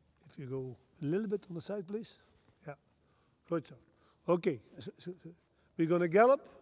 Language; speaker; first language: English; non-native, fluent; Dutch